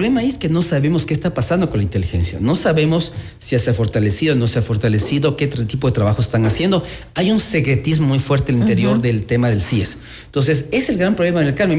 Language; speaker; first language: Spanish; native; Spanish